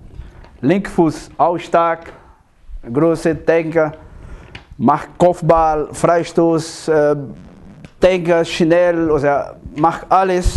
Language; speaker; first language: German; non-native, learner; Portuguese